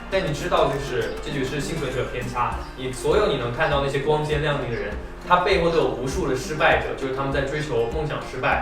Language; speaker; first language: Chinese; native; Chinese